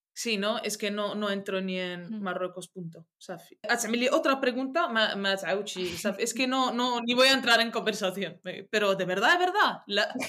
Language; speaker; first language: Spanish; early bilingual, other home language; Arabic